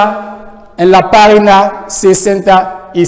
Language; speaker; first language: Spanish; non-native, fluent; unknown